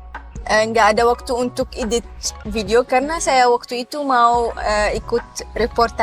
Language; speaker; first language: Indonesian; non-native, fluent; Arabic